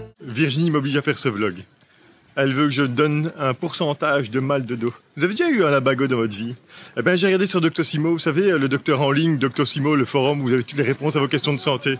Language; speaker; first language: French; native; French